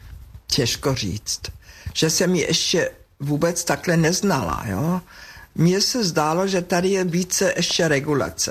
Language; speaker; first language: Czech; non-native, fluent; German